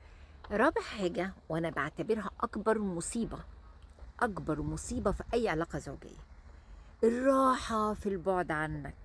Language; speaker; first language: Arabic; native; Arabic